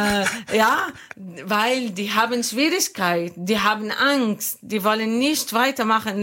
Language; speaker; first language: German; non-native, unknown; Arabic